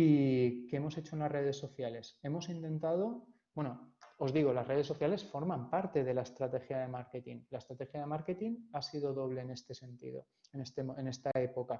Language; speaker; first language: Spanish; native; Spanish